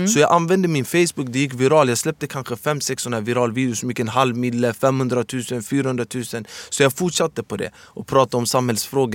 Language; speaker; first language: Swedish; early bilingual, other home language; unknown